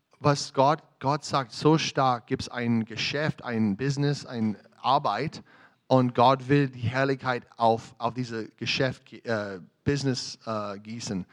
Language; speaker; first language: German; non-native, fluent; English